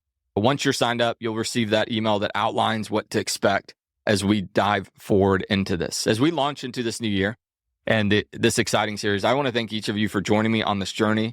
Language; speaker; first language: English; native; English